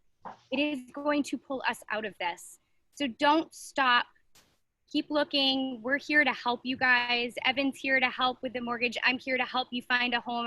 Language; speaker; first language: English; native; English